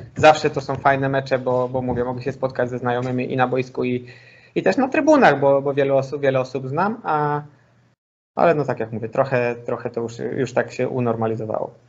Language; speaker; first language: Polish; native; Polish